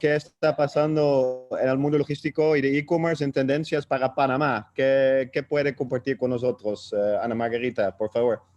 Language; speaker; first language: Spanish; non-native, fluent; Dutch